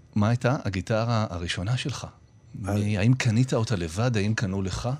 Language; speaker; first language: Hebrew; native; Hebrew